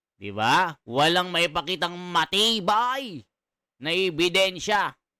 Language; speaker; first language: Filipino; native; Filipino